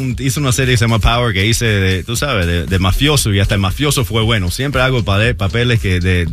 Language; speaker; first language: Spanish; early bilingual, heritage; Spanish